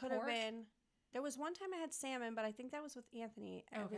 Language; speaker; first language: English; native; English